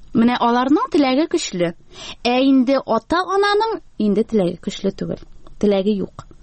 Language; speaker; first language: Tatar; native; Tatar